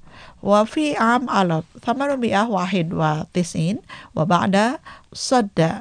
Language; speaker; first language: Arabic; non-native, fluent; Indonesian